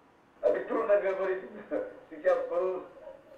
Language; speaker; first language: Russian; non-native, learner; Kabuverdianu